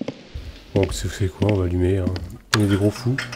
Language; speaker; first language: French; native; French